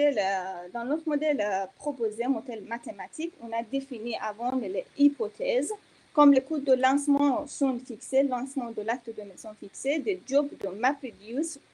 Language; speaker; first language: French; non-native, fluent; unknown